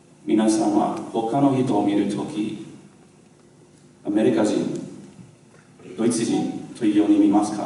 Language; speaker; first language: Japanese; non-native, learner; English